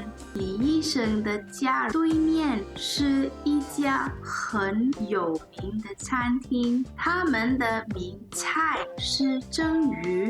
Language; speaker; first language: Chinese; non-native, learner; English